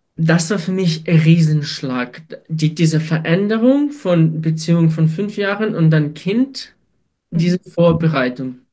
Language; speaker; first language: German; non-native, fluent; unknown